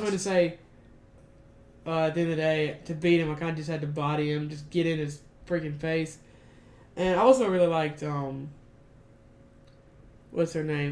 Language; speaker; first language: English; native; English